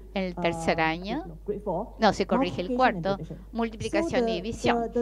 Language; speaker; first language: Spanish; non-native, fluent; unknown